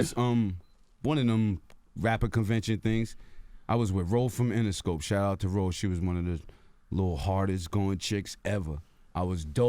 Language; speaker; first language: English; native; English